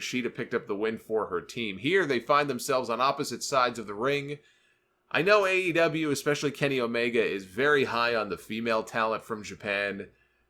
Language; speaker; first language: English; native; English